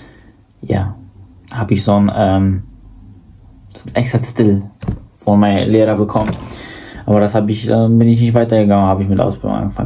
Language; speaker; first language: German; early bilingual, other home language; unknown